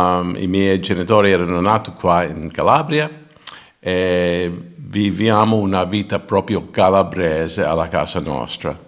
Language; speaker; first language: Italian; early bilingual, heritage; Italian